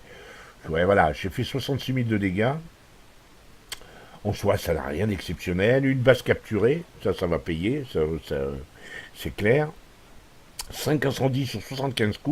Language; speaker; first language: French; native; French